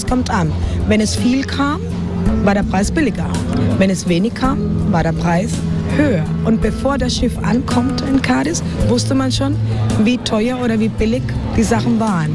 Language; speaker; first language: German; non-native, fluent; Spanish